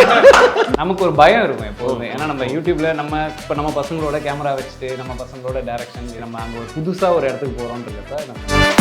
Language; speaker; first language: Tamil; native; Tamil